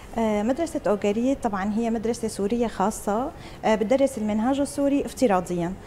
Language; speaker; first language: Arabic; native; Arabic